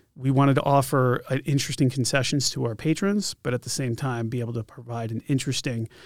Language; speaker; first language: English; native; English